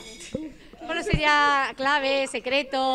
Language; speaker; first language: Spanish; native; Spanish